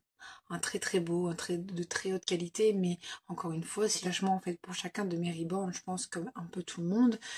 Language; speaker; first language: French; native; French